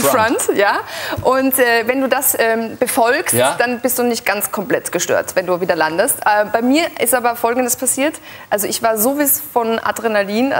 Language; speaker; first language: German; native; German